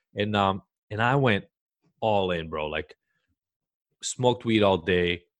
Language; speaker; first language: English; early bilingual, other home language; Hebrew